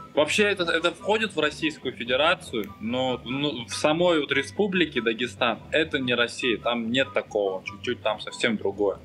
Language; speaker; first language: Russian; non-native, local second language; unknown